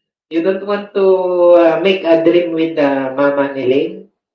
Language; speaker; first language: English; non-native, local second language; Filipino